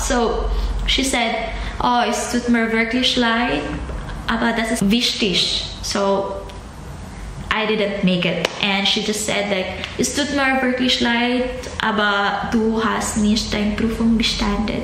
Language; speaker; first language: German; non-native, learner; Filipino